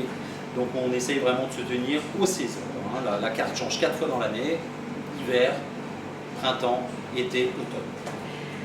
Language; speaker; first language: French; native; French